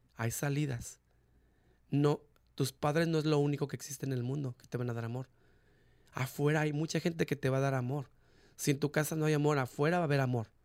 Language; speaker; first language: Spanish; native; Spanish